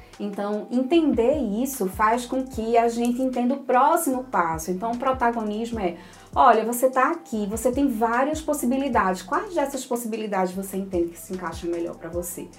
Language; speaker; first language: Portuguese; native; Portuguese